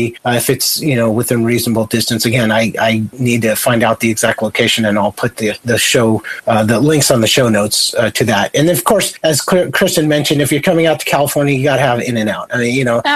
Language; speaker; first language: English; native; English